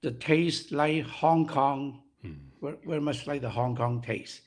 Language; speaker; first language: English; non-native, local second language; Cantonese